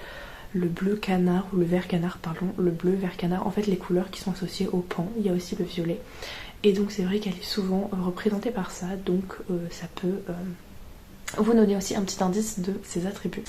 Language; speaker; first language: French; native; French